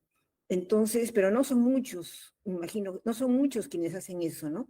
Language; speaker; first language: Spanish; native; Spanish